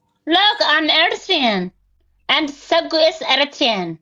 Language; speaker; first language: English; non-native, learner; Tigrinya